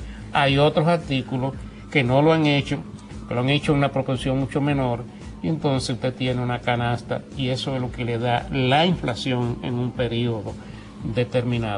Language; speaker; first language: Spanish; native; Spanish